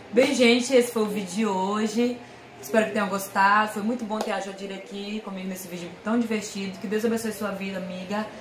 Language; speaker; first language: Portuguese; native; Portuguese